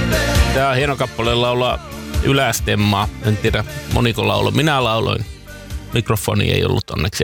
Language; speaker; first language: Finnish; native; Finnish